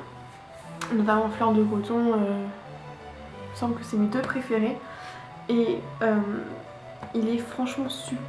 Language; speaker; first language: French; native; French